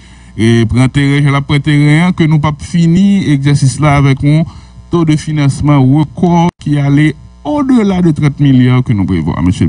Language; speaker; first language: French; non-native, local second language; Haitian Creole